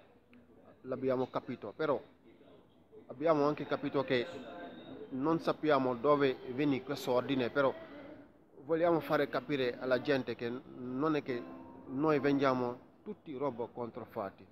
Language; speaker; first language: Italian; non-native, fluent; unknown